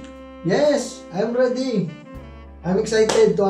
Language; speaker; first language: English; non-native, learner; Filipino